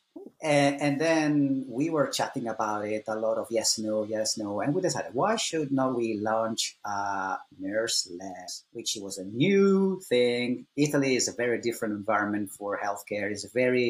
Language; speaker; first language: English; non-native, fluent; Italian